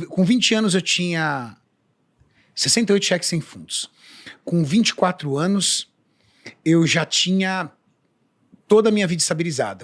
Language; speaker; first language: Portuguese; native; Portuguese